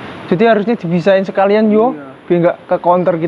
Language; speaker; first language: Indonesian; native; Indonesian